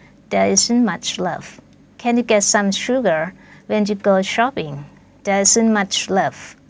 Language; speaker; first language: English; non-native, fluent; Thai